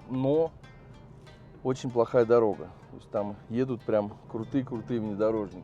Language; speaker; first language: Russian; native; Russian